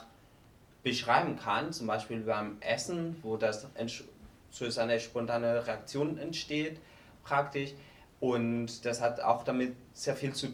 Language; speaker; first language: German; non-native, fluent; Spanish